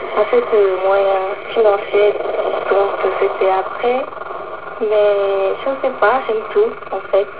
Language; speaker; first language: French; non-native, fluent; Korean